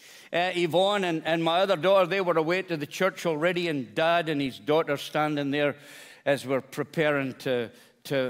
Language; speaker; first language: English; native; English